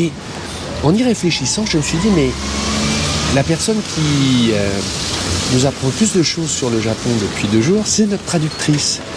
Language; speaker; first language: French; native; French